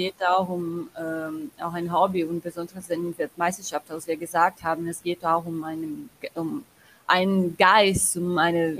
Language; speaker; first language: German; non-native, learner; Portuguese